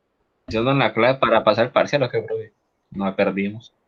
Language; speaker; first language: Spanish; native; Spanish